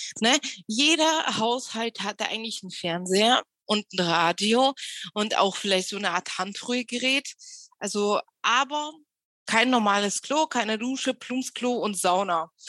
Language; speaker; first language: German; early bilingual, other home language; Russian